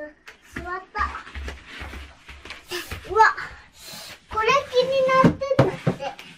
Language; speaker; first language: Japanese; native; Japanese